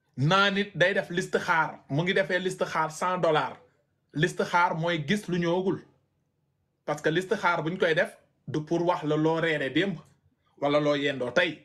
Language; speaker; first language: Wolof; non-native, local second language; Fula